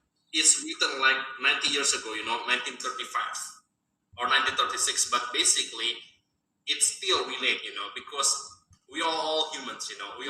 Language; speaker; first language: English; non-native, fluent; Indonesian